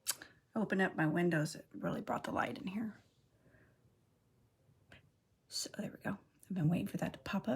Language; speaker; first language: English; native; English